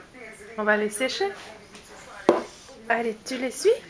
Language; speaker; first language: French; native; French